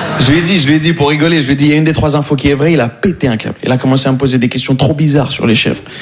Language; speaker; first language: French; native; French